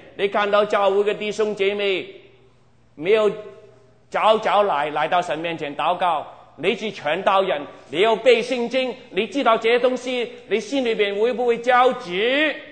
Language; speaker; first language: Chinese; non-native, local second language; Cantonese